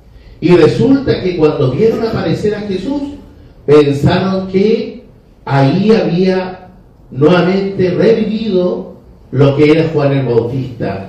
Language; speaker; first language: Spanish; native; Spanish